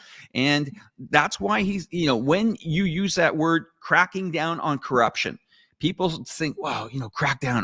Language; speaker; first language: English; native; English